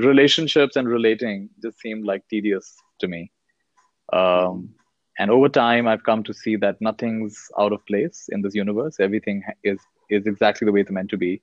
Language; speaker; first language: English; non-native, local second language; Hindi